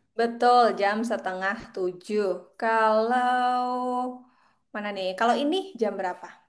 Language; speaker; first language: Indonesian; non-native, fluent; English